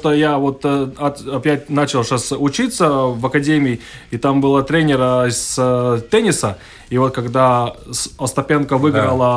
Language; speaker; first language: Russian; non-native, local second language; Latvian